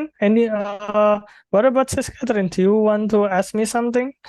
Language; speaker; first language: English; non-native, fluent; Indonesian